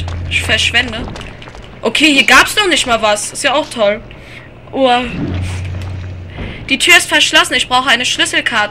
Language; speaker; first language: German; native; German